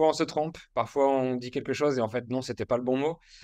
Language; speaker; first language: French; native; French